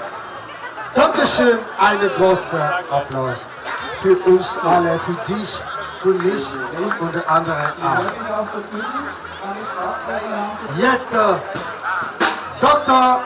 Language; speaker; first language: German; non-native, learner; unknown